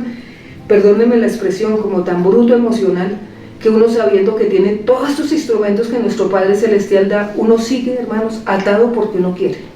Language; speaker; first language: Spanish; native; Spanish